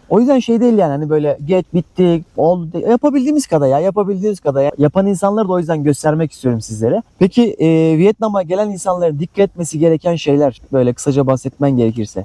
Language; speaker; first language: Turkish; native; Turkish